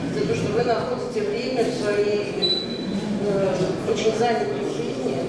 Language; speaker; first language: Russian; native; Russian